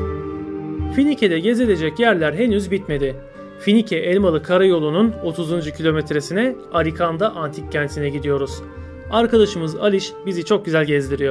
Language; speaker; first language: Turkish; native; Turkish